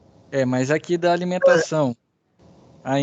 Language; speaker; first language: Portuguese; native; Portuguese